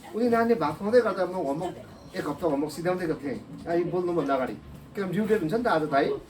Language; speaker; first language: Nepali; native; Nepali